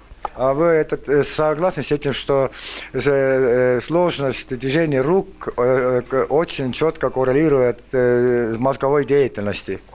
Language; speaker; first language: Russian; non-native, fluent; Estonian